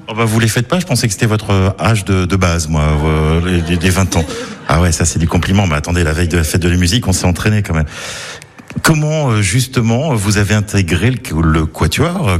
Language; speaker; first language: French; native; French